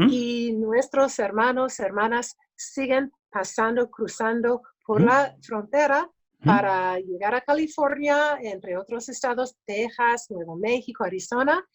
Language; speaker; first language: Spanish; early bilingual, other home language; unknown